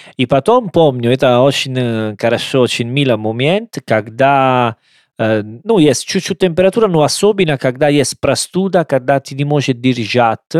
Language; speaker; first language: Russian; non-native, learner; Italian